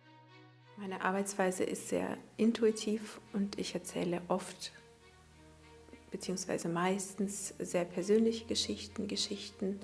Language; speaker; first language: German; early bilingual, other home language; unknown